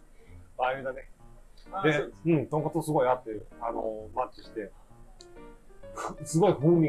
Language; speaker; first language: Japanese; native; Japanese